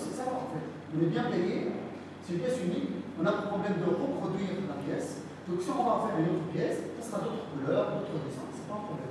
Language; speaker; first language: French; non-native, local second language; Arabic